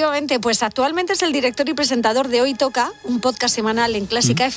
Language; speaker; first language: Spanish; native; Spanish